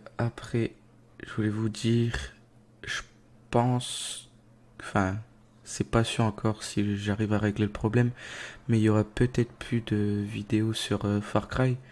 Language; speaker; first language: French; native; French